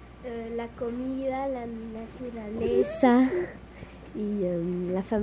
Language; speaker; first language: Spanish; early bilingual, heritage; Spanish